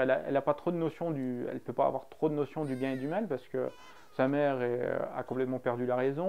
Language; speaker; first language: French; native; French